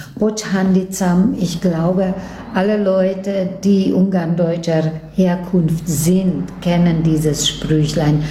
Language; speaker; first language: German; native; German